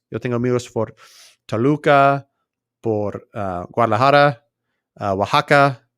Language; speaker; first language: Spanish; non-native, learner; English